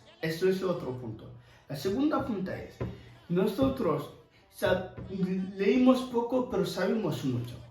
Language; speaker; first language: Spanish; non-native, learner; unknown